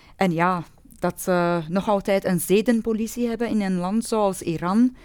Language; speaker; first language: Dutch; non-native, fluent; Persian